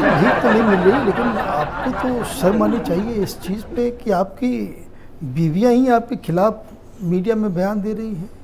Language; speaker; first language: Hindi; native; Hindi